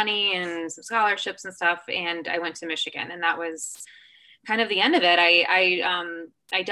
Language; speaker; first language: English; native; English